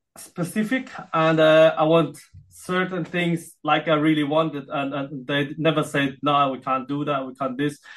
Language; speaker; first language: English; non-native, fluent; Filipino